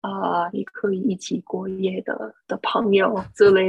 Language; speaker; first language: Chinese; non-native, fluent; English